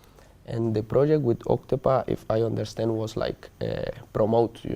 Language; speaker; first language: English; non-native, learner; Spanish